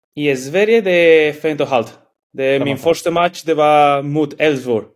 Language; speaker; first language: Swedish; non-native, fluent; Spanish